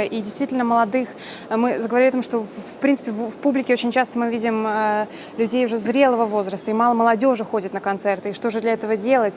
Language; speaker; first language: Russian; native; Russian